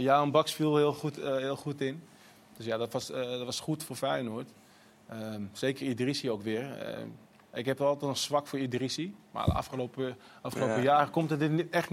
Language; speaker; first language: Dutch; native; Dutch